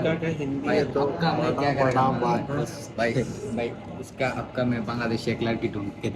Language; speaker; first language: Hindi; non-native, learner; Bangla